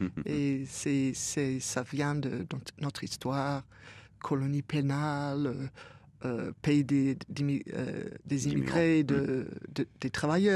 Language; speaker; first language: French; non-native, fluent; English